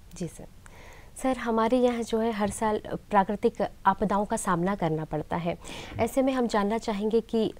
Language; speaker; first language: Hindi; native; Hindi